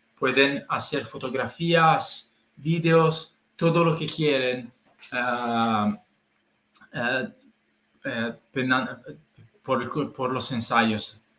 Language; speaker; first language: Spanish; non-native, learner; Italian